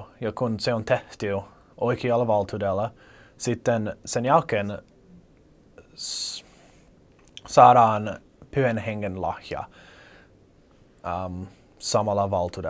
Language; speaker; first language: Finnish; non-native, learner; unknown